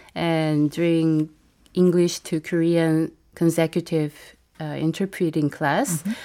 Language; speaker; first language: English; non-native, fluent; Korean